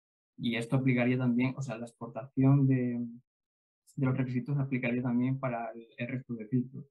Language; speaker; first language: Spanish; native; Spanish